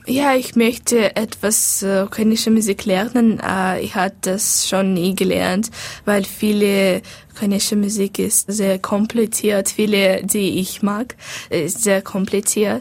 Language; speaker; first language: German; non-native, learner; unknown